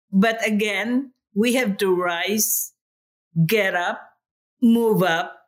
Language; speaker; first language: English; non-native, local second language; Hiligaynon